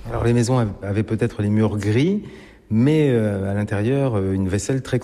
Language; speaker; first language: French; native; French